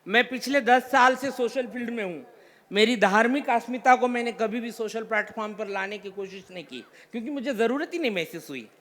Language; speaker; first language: Hindi; non-native, local second language; Marathi